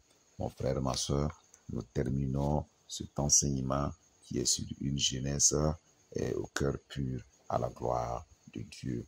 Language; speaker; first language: French; non-native, local second language; Mossi